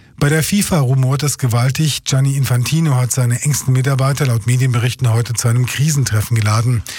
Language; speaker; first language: German; native; German